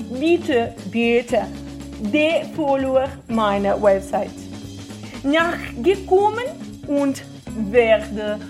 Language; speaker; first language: German; non-native, learner; Portuguese